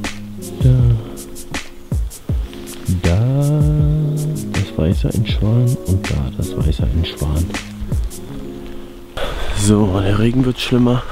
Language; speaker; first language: German; native; German